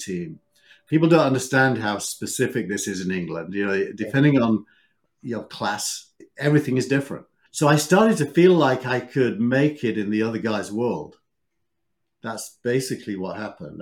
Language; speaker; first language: English; native; English